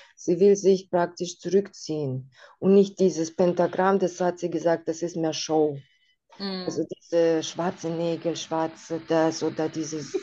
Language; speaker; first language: German; non-native, fluent; Russian